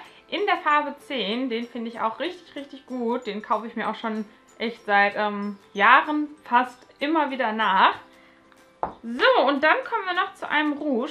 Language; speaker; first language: German; native; German